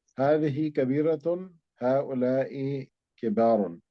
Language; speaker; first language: Arabic; non-native, learner; Urdu